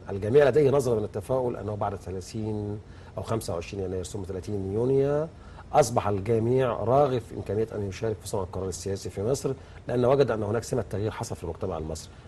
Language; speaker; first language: Egyptian Arabic; native; Egyptian Arabic